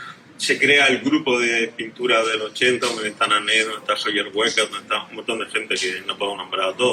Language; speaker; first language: Spanish; native; Spanish